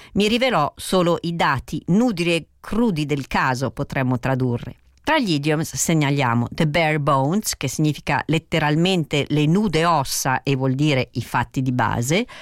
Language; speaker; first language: Italian; native; Italian